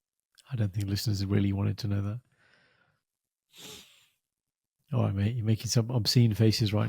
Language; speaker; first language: English; early bilingual, other home language; Punjabi